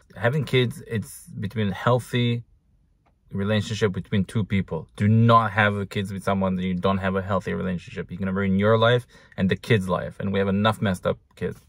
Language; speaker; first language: English; non-native, fluent; Hebrew